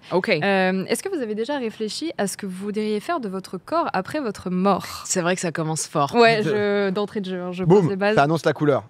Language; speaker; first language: French; native; French